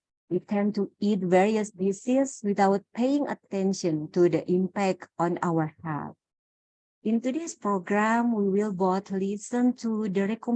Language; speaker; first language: English; non-native, learner; Indonesian